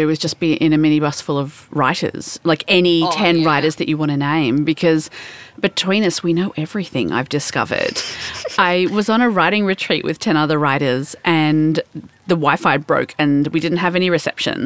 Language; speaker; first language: English; native; English